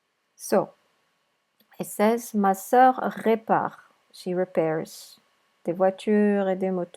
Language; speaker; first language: French; non-native, fluent; English